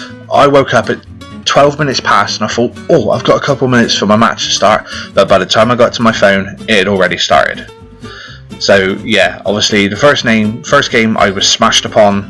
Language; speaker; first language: English; native; English